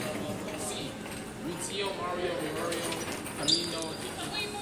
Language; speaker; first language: Spanish; non-native, learner; English